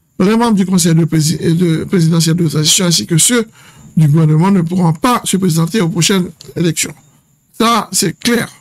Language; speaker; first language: French; non-native, local second language; Haitian Creole